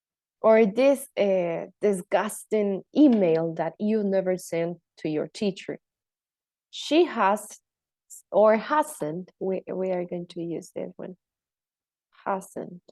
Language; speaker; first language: English; non-native, fluent; Spanish